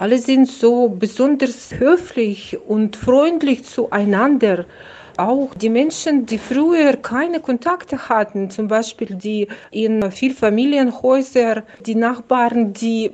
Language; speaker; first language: German; non-native, fluent; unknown